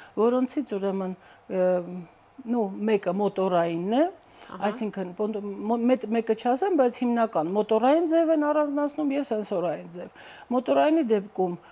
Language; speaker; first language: Armenian; native; Armenian